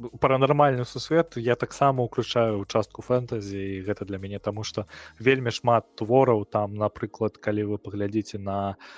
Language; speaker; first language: Belarusian; non-native, local second language; Russian